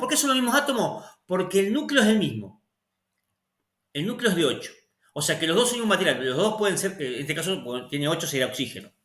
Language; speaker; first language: Spanish; native; Spanish